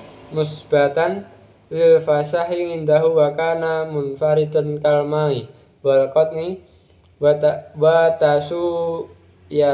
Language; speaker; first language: Arabic; non-native, learner; Indonesian